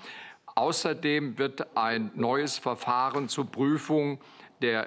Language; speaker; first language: German; native; German